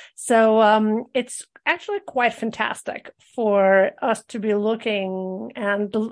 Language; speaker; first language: English; early bilingual, other home language; Russian